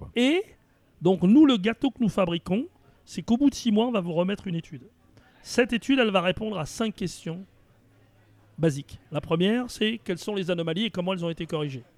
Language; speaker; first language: French; native; French